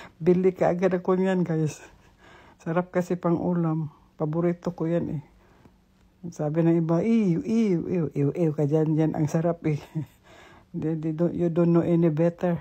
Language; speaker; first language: Filipino; non-native, local second language; Cebuano